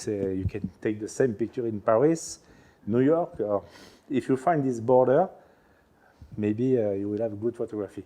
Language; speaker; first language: English; non-native, learner; French